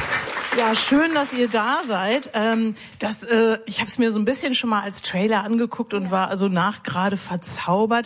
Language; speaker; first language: German; native; German